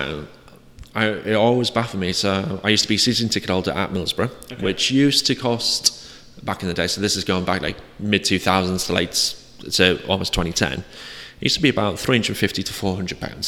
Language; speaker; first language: English; native; English